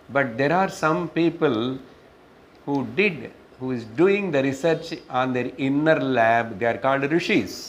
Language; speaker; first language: English; non-native, local second language; Tamil